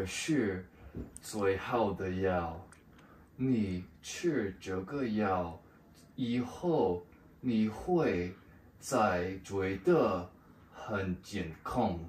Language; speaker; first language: Chinese; non-native, learner; English